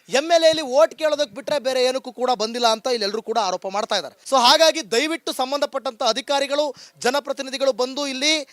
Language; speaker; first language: Kannada; native; Kannada